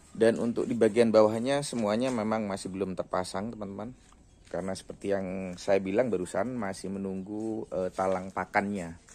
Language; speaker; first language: Indonesian; native; Indonesian